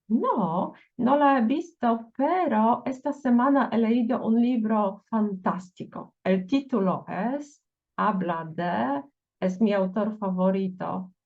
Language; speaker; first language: Spanish; non-native, fluent; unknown